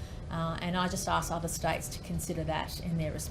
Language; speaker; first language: English; native; English